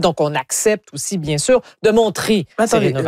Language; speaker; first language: French; native; French